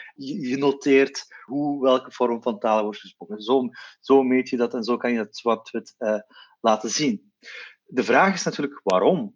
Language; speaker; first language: Dutch; non-native, local second language; Turkish